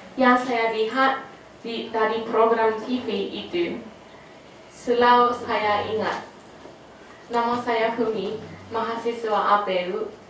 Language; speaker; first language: Indonesian; non-native, learner; Japanese